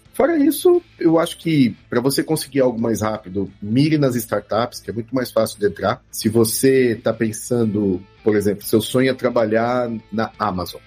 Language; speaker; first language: Portuguese; native; Portuguese